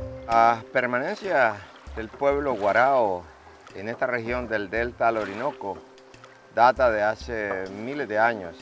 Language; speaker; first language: Spanish; native; Spanish